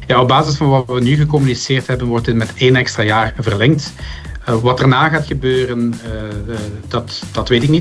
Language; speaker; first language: Dutch; native; Dutch